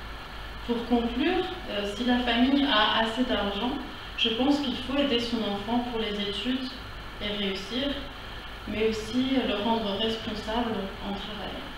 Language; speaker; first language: French; non-native, learner; Korean